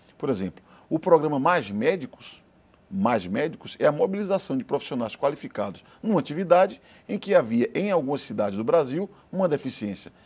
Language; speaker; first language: Portuguese; native; Portuguese